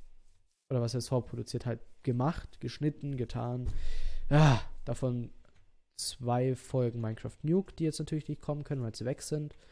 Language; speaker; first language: German; native; German